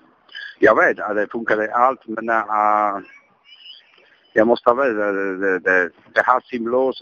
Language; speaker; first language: Swedish; non-native, learner; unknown